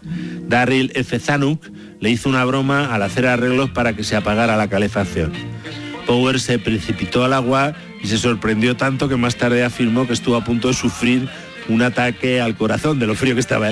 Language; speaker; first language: Spanish; native; Spanish